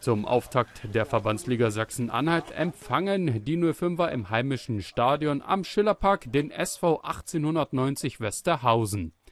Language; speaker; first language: German; native; German